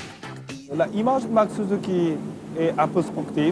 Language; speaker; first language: French; non-native, fluent; Japanese